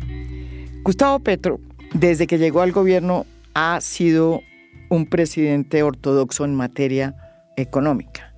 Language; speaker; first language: Spanish; native; Spanish